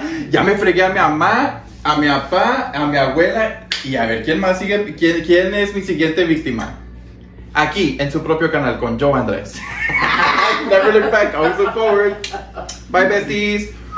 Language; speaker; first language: Spanish; early bilingual, heritage; Spanish